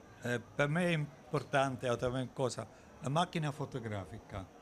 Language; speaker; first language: Italian; non-native, learner; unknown